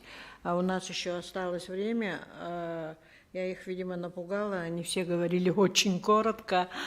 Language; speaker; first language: Russian; native; Russian